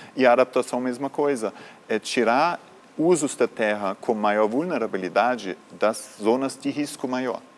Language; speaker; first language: Portuguese; non-native, fluent; German